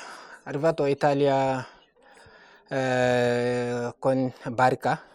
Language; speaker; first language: Italian; non-native, learner; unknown